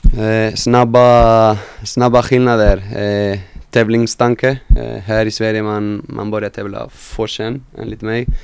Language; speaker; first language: Swedish; non-native, fluent; Spanish